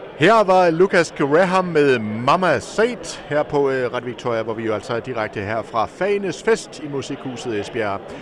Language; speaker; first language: Danish; native; Danish